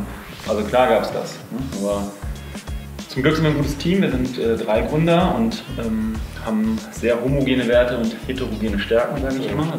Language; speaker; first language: German; native; German